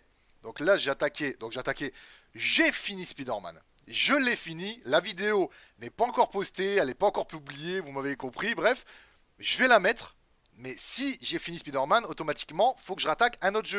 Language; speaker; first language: French; native; French